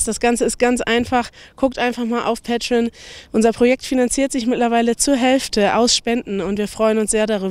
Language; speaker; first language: German; native; German